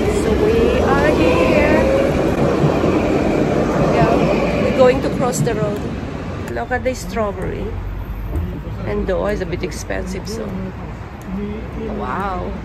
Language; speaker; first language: English; non-native, local second language; Filipino